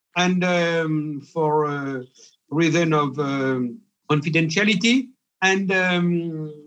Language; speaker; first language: English; non-native, fluent; French